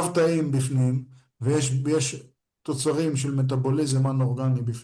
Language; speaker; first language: Hebrew; native; Hebrew